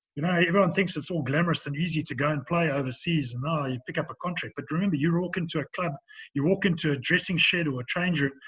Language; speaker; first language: English; native; English